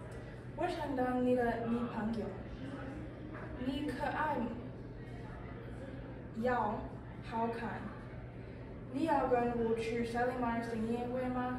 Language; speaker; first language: Chinese; non-native, learner; English